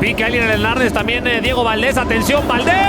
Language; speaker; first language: Spanish; native; Spanish